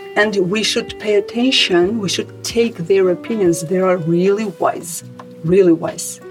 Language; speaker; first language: English; non-native, fluent; Armenian